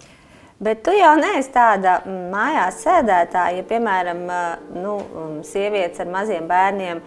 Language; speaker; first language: Latvian; native; Latvian